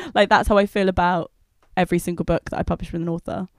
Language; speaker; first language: English; native; English